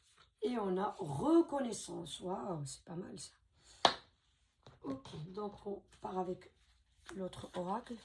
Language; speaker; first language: French; native; French